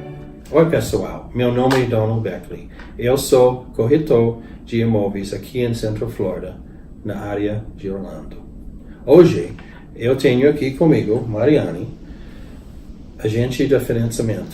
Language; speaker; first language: Portuguese; non-native, learner; English